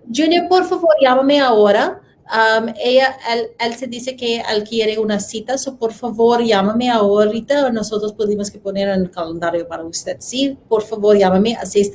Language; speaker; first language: Spanish; non-native, learner; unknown